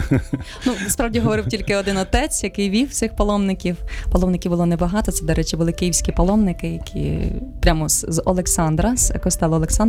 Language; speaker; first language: Ukrainian; native; Ukrainian